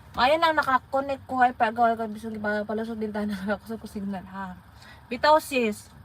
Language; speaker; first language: Filipino; non-native, local second language; Waray